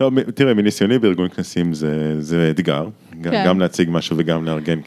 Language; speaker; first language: Hebrew; native; Hebrew